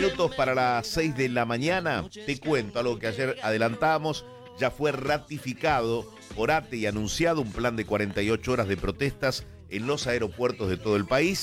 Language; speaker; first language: Spanish; native; Spanish